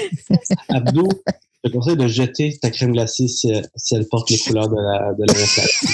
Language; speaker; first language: French; native; French